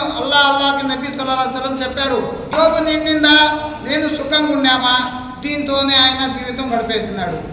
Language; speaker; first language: Telugu; non-native, local second language; Urdu